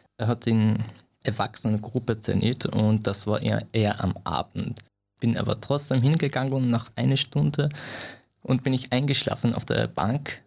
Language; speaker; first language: German; non-native, fluent; Persian